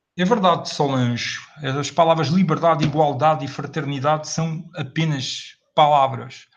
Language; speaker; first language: Portuguese; native; Portuguese